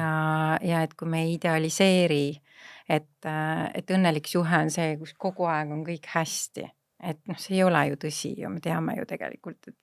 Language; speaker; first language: Estonian; native; Estonian